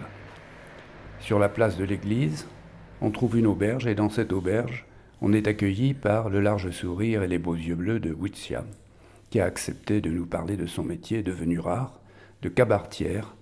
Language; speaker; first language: French; native; French